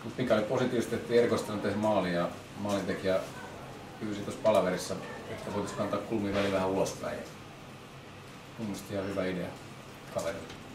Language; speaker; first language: Finnish; native; Finnish